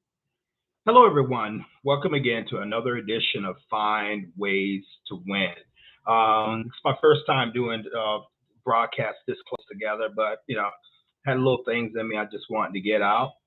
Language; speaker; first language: English; native; English